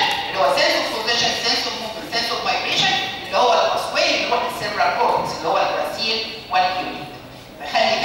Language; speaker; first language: Arabic; native; Arabic